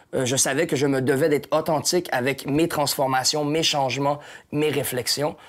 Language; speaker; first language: French; native; French